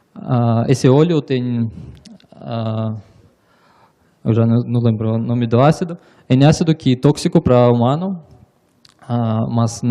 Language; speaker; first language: Portuguese; non-native, learner; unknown